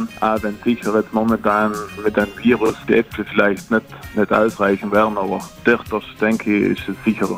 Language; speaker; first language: German; native; German